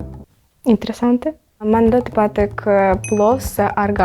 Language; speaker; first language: Latvian; non-native, learner; Ukrainian